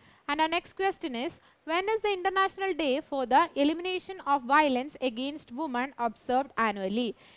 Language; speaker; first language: English; non-native, local second language; Malayalam